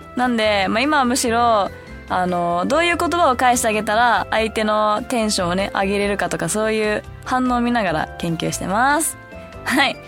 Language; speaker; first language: Japanese; early bilingual, heritage; Japanese